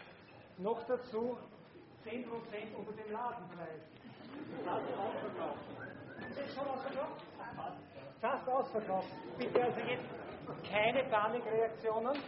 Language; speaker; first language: German; native; German